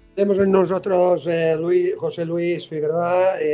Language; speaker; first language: Spanish; non-native, local second language; Catalan